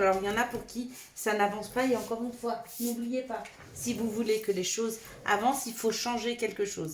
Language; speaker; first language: French; native; French